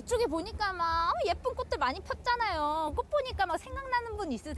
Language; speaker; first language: Korean; native; Korean